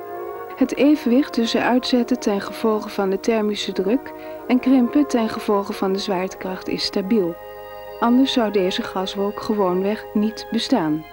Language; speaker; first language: Dutch; native; Dutch